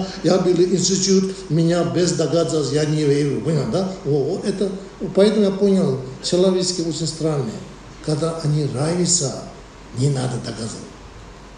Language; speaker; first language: Russian; non-native, learner; Tibetan